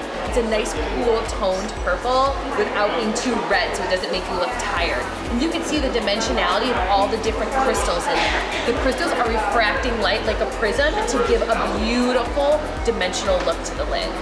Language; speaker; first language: English; native; English